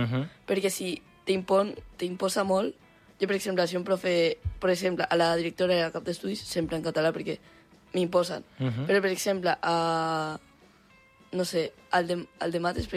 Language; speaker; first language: Catalan; non-native, local second language; Spanish